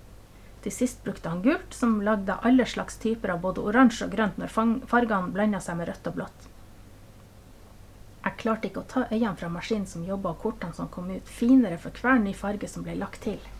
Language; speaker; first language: Norwegian; native; Norwegian